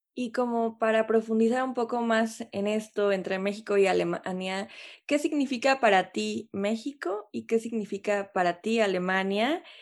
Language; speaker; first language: Spanish; native; Spanish